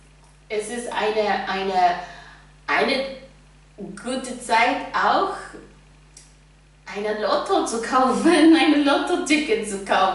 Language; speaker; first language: German; non-native, fluent; English